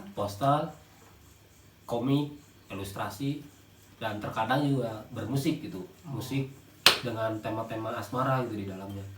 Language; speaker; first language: Indonesian; non-native, local second language; Javanese